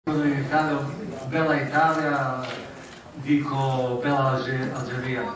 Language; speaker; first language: Italian; non-native, fluent; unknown